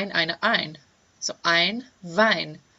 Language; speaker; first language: German; non-native, fluent; English